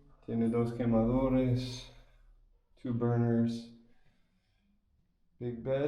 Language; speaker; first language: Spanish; non-native, fluent; English